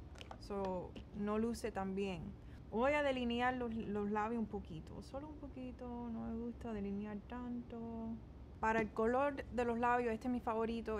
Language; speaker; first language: Spanish; early bilingual, heritage; Spanish